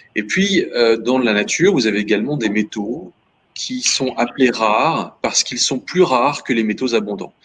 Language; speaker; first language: French; native; French